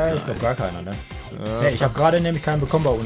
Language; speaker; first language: German; native; German